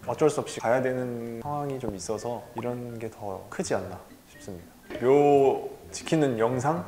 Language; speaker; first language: Korean; native; Korean